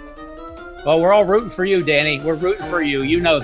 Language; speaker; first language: English; native; English